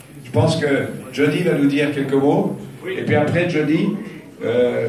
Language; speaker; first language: French; native; French